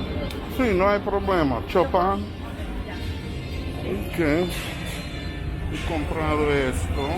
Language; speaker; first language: Spanish; non-native, learner; English